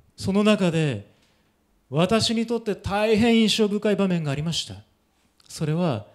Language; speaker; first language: Japanese; native; Japanese